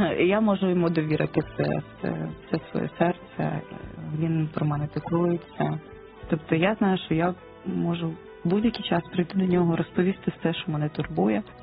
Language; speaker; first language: Ukrainian; non-native, local second language; Russian